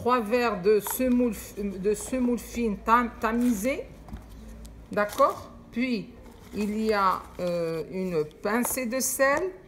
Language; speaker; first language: French; non-native, local second language; Arabic